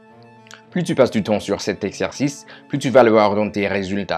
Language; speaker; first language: French; non-native, fluent; English